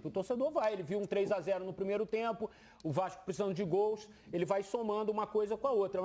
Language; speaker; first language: Portuguese; native; Portuguese